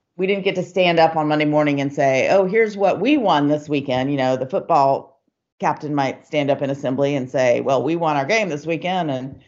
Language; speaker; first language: English; native; English